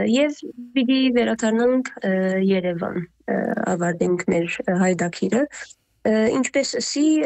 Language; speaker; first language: Armenian; early bilingual, heritage; Armenian